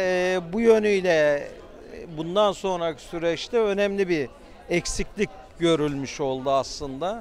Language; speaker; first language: Turkish; native; Turkish